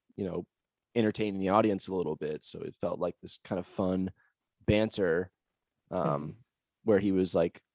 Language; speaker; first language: English; native; English